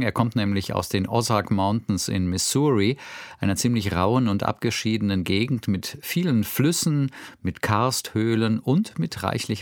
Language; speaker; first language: German; native; German